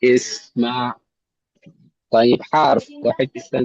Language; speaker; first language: Arabic; non-native, fluent; Indonesian